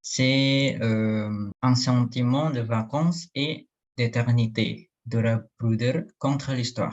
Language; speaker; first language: French; non-native, learner; Indonesian